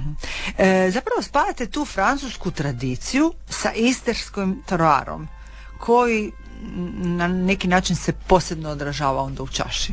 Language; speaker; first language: Serbian; native; Serbian